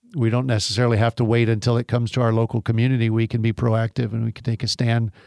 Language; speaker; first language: English; native; English